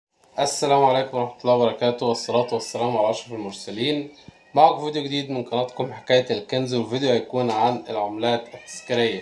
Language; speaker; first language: Arabic; native; Arabic